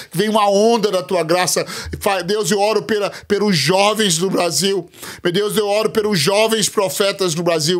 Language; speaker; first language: Portuguese; native; Portuguese